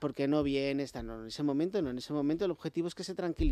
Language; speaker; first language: Spanish; native; Spanish